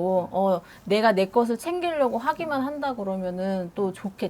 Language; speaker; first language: Korean; native; Korean